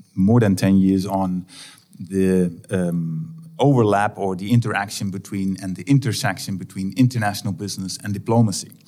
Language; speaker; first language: English; non-native, fluent; Dutch